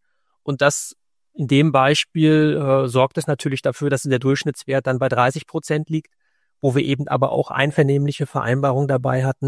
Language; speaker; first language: German; native; German